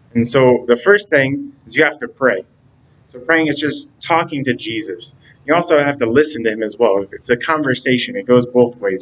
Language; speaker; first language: English; native; English